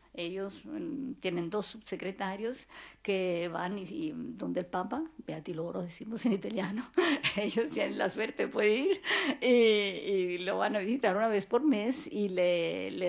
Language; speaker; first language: Spanish; non-native, fluent; Italian